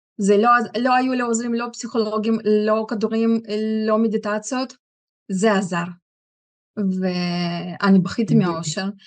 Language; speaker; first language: Hebrew; non-native, fluent; Russian